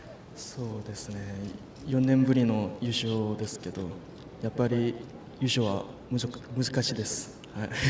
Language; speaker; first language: Japanese; non-native, fluent; Korean